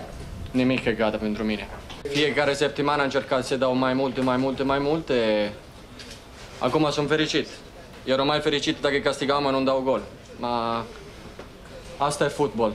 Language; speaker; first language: Romanian; non-native, learner; Italian